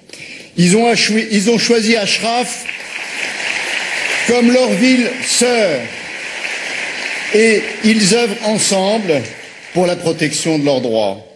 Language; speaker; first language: French; native; French